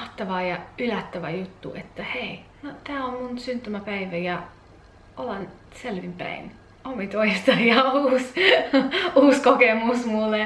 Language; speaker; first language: Finnish; non-native, learner; English